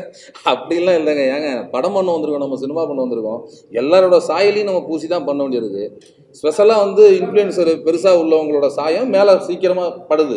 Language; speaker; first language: Tamil; native; Tamil